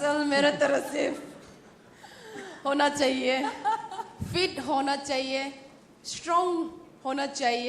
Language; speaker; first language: Hindi; non-native, local second language; Manipuri